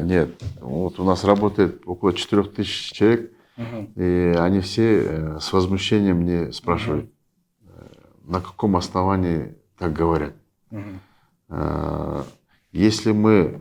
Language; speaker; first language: Russian; non-native, local second language; Kyrgyz